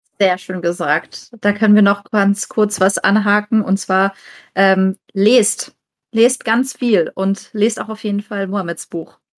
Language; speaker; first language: German; native; German